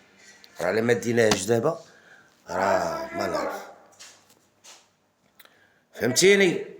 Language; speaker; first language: Arabic; native; Arabic